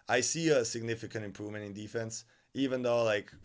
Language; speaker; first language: English; non-native, fluent; Serbian